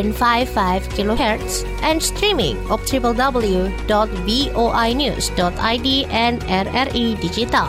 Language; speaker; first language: Dutch; non-native, fluent; Indonesian